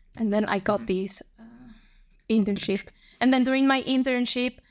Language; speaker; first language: English; non-native, fluent; Spanish